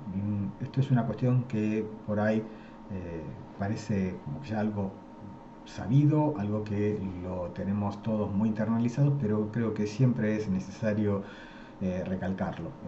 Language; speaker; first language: Spanish; native; Spanish